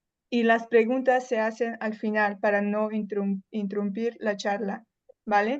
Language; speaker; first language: Spanish; non-native, fluent; Russian